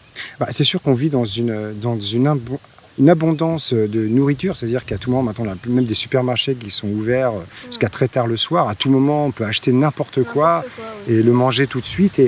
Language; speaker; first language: French; native; French